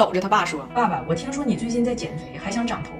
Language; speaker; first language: Chinese; native; Chinese